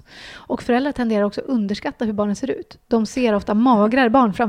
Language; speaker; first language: Swedish; native; Swedish